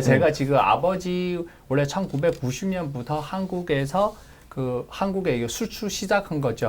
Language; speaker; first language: Korean; non-native, learner; Chinese